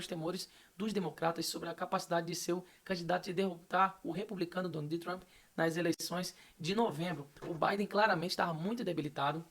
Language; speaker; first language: Portuguese; native; Portuguese